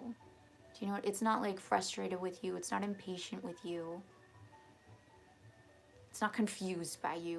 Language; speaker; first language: English; native; English